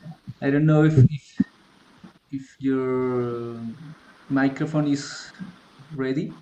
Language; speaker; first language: English; non-native, learner; Spanish